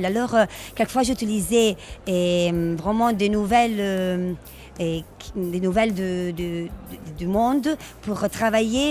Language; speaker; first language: French; non-native, fluent; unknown